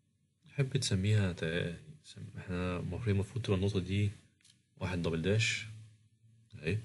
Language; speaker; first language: Arabic; native; Arabic